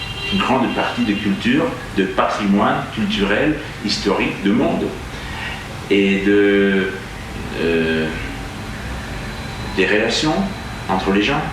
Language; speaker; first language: French; non-native, fluent; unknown